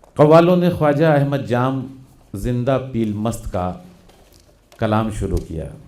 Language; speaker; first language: Urdu; native; Urdu